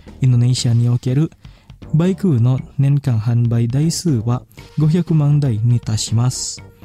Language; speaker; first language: Japanese; non-native, fluent; Indonesian